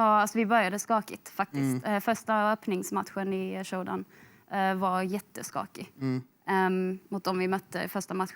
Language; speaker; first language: Swedish; native; Swedish